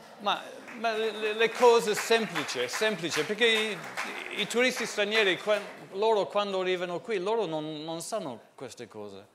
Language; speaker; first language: Italian; non-native, fluent; English